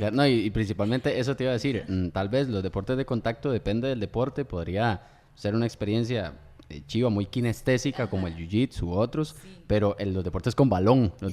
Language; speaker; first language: Spanish; native; Spanish